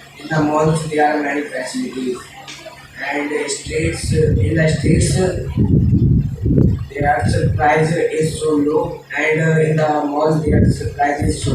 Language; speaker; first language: English; non-native, learner; Hindi